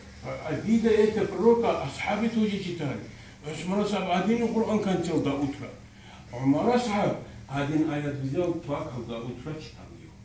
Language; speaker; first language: Russian; non-native, local second language; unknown